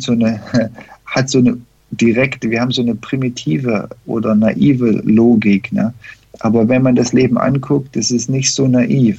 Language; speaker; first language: German; early bilingual, heritage; German